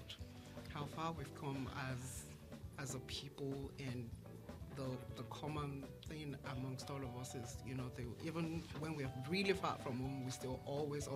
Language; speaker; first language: English; non-native, local second language; Yoruba